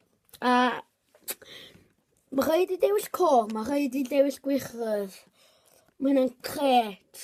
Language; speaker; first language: Welsh; non-native, local second language; English